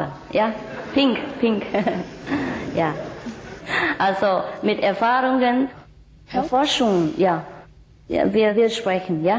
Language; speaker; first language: German; non-native, learner; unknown